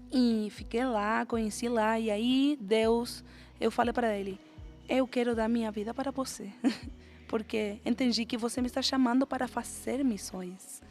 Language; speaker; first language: Portuguese; non-native, fluent; Spanish